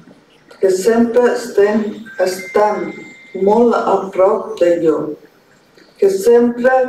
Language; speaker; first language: Catalan; non-native, learner; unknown